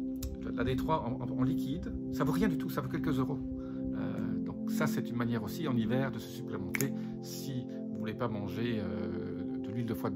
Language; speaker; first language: French; native; French